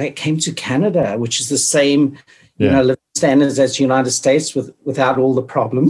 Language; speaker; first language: English; native; English